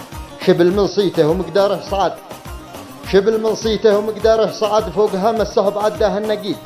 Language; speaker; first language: Arabic; native; Arabic